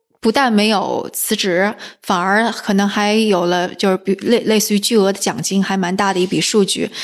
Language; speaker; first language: Chinese; native; Chinese